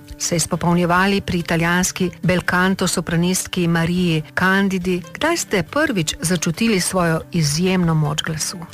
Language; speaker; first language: Slovenian; native; Slovenian